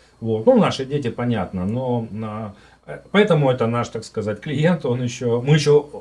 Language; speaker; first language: Russian; native; Russian